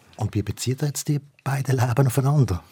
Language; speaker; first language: German; native; German